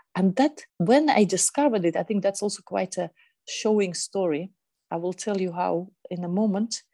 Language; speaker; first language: English; non-native, fluent; Russian